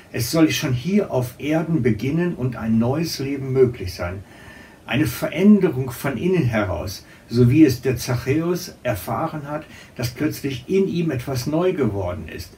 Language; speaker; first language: German; native; German